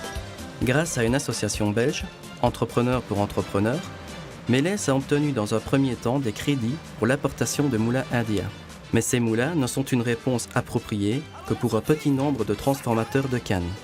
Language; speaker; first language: French; native; French